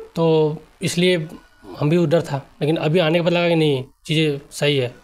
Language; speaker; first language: Hindi; native; Hindi